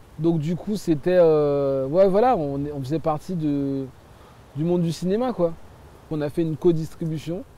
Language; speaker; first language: French; early bilingual, other home language; Haitian Creole